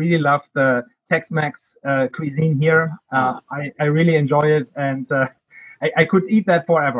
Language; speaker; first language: English; non-native, fluent; German